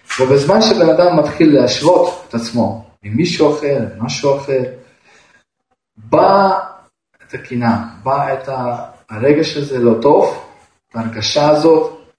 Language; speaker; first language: Hebrew; non-native, fluent; Russian